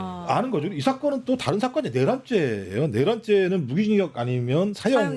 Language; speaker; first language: Korean; native; Korean